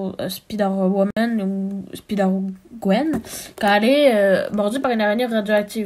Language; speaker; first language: French; native; French